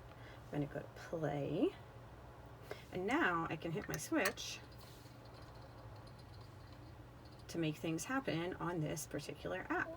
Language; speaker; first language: English; native; English